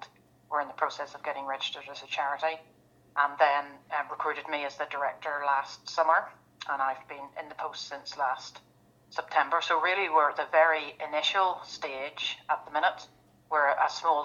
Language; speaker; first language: English; native; English